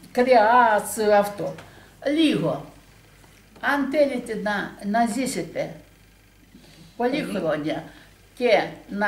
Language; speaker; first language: Greek; non-native, learner; Russian